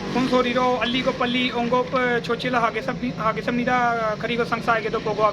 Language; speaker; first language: Korean; non-native, learner; Punjabi